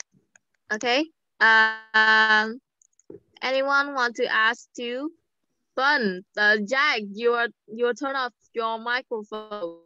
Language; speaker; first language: English; non-native, fluent; Vietnamese